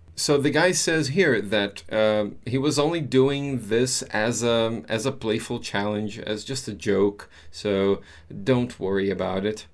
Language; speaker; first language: English; non-native, fluent; Portuguese